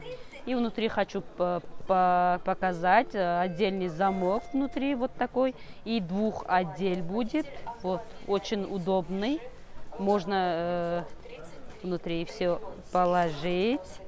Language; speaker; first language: Russian; non-native, learner; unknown